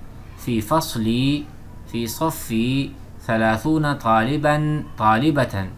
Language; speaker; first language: Arabic; non-native, fluent; Urdu